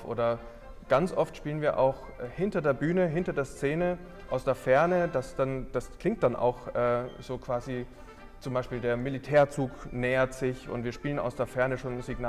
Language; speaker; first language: German; native; German